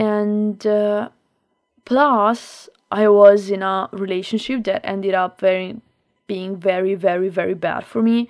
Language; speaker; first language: English; non-native, fluent; Italian